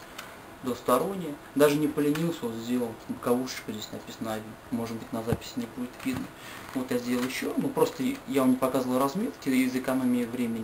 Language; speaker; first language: Russian; native; Russian